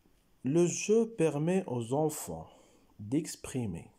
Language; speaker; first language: French; non-native, local second language; Arabic